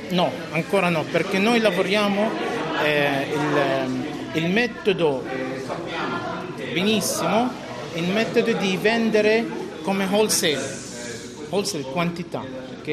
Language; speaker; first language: Italian; non-native, fluent; Arabic